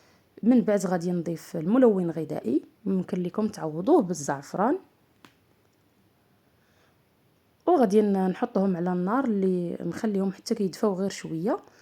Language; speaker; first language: Arabic; native; Arabic